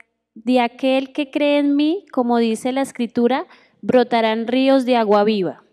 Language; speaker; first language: Spanish; native; Spanish